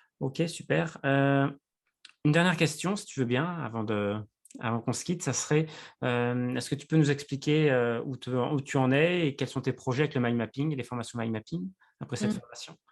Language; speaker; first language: French; native; French